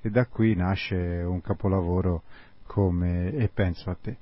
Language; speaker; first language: Italian; native; Italian